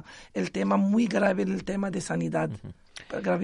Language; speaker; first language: Spanish; non-native, local second language; Arabic